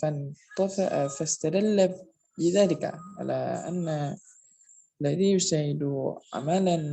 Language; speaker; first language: Arabic; non-native, learner; Indonesian